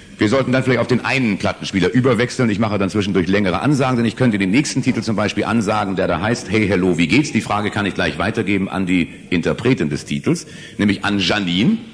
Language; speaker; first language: German; native; German